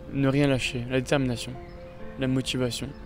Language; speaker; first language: French; native; French